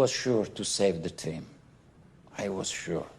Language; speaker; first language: English; non-native, fluent; Italian